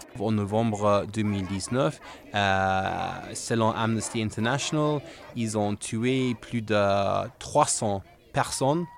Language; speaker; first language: French; non-native, fluent; English